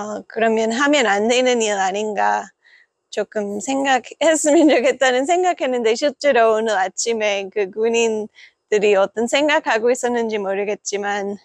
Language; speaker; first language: Korean; non-native, fluent; English